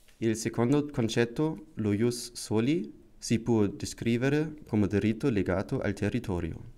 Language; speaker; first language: Italian; non-native, learner; German